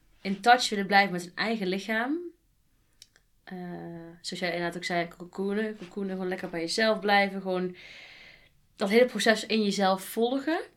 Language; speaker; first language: Dutch; native; Dutch